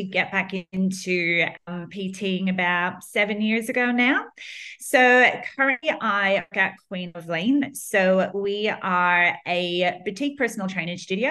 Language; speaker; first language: English; native; English